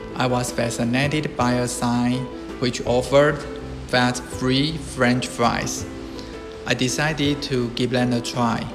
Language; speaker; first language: English; non-native, fluent; Chinese